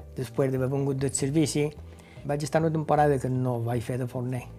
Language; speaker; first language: Catalan; native; Catalan